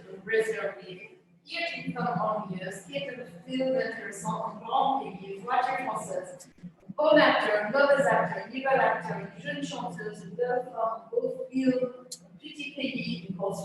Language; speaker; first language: French; non-native, fluent; English